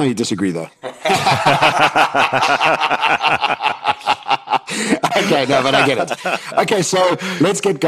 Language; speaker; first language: English; native; English